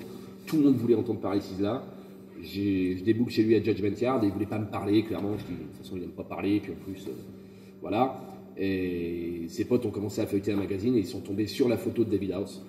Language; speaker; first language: French; native; French